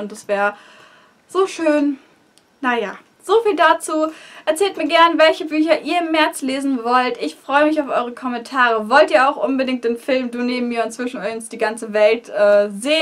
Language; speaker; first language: German; native; German